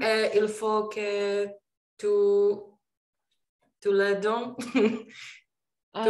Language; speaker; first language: French; non-native, learner; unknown